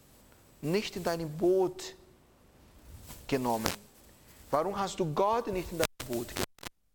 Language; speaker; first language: German; non-native, fluent; Portuguese